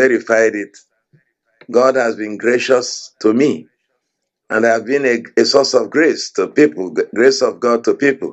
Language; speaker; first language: English; non-native, local second language; Igbo